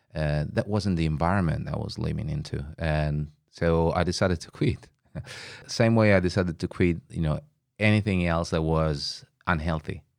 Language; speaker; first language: English; non-native, fluent; Italian